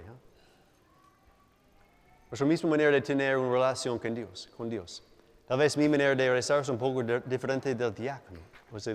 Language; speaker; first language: Spanish; non-native, fluent; English